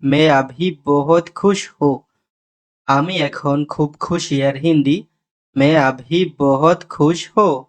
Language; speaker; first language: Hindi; non-native, learner; Bangla